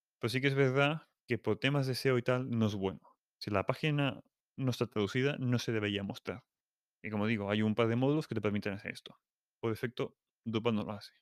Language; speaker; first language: Spanish; non-native, local second language; Catalan